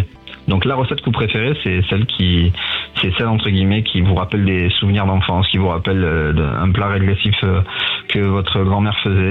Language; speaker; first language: French; native; French